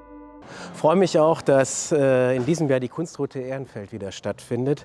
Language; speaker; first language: German; native; German